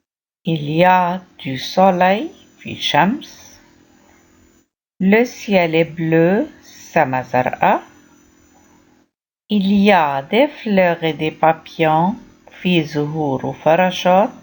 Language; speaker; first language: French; non-native, fluent; Arabic